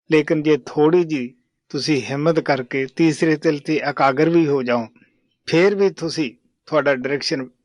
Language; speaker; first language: Hindi; non-native, local second language; Punjabi